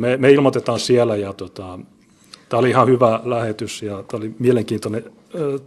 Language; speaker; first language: Finnish; native; Finnish